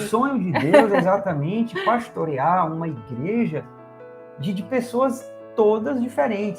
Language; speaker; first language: Portuguese; native; Portuguese